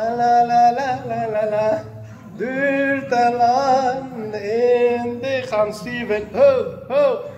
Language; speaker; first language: Dutch; non-native, learner; Arabic